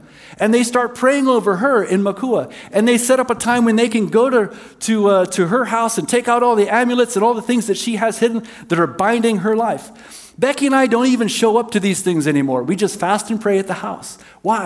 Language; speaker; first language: English; native; English